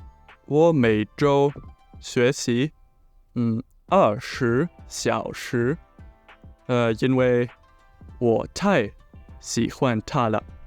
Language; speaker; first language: Chinese; non-native, learner; German